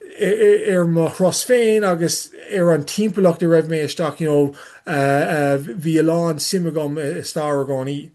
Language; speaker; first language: Irish; non-native, learner; English